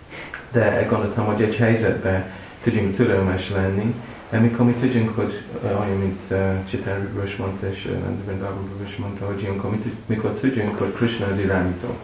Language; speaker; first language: Hungarian; non-native, learner; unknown